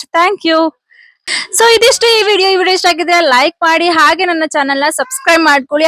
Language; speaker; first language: Kannada; native; Kannada